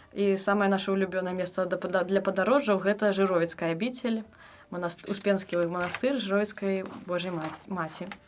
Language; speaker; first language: Belarusian; native; Belarusian